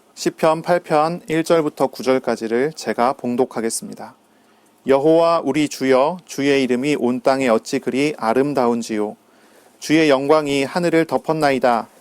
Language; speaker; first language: Korean; native; Korean